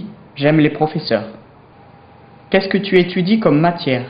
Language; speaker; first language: French; non-native, learner; English